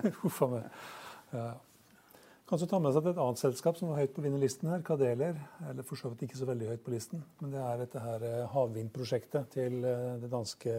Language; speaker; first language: Norwegian; native; Norwegian